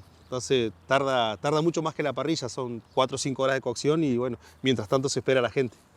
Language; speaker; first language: Spanish; native; Spanish